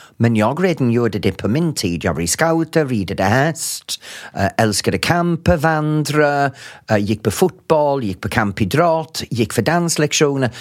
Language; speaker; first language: Swedish; non-native, fluent; English